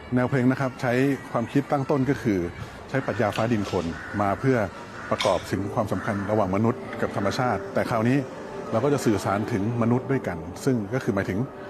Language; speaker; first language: Thai; native; Thai